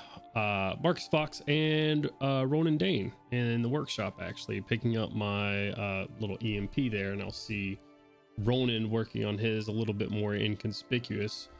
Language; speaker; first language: English; native; English